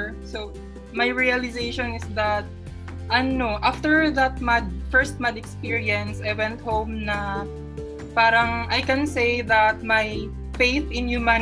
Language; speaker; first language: English; non-native, local second language; Cebuano